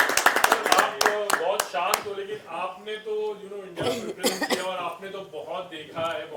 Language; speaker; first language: Hindi; native; Hindi